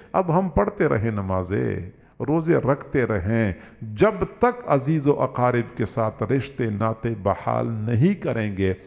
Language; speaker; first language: Urdu; non-native, local second language; Punjabi